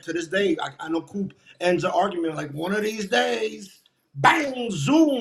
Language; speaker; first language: English; native; English